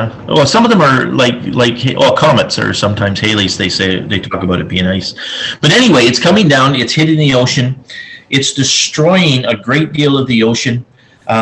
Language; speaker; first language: English; native; English